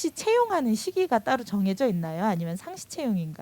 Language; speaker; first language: Korean; native; Korean